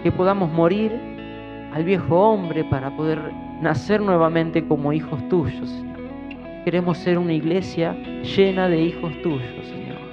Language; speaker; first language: Spanish; native; Spanish